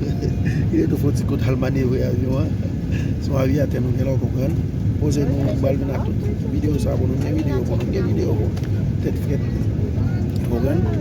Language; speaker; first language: French; non-native, learner; Haitian Creole